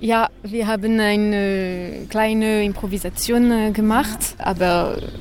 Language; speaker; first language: German; non-native, learner; French